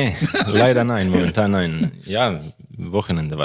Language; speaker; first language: German; non-native, learner; Croatian